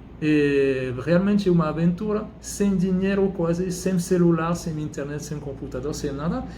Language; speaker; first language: Portuguese; non-native, fluent; French